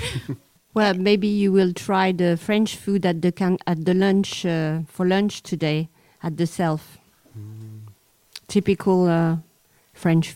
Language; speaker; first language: English; non-native, fluent; French